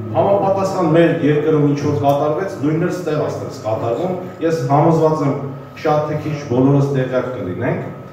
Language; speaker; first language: Armenian; native; Armenian